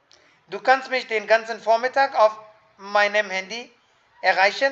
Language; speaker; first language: German; non-native, fluent; Hindi